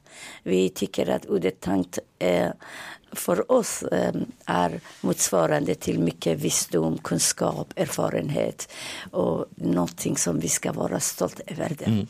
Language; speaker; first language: Swedish; non-native, fluent; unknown